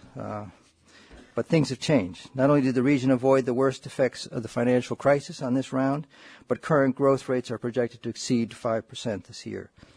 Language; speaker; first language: English; native; English